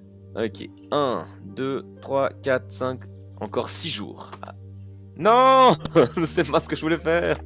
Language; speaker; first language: French; native; French